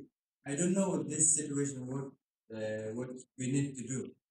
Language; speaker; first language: English; non-native, learner; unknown